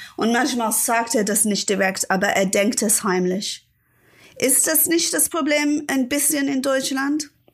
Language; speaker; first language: German; non-native, fluent; English